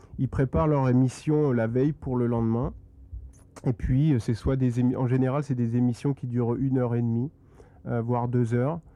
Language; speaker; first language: French; native; French